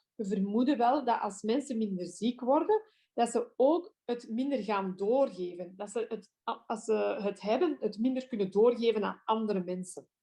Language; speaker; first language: Dutch; native; Dutch